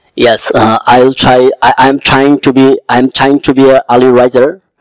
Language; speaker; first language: English; non-native, local second language; Bangla